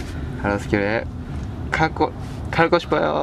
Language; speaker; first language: Korean; non-native, learner; Japanese